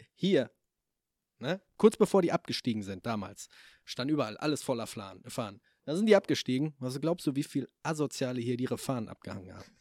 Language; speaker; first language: German; native; German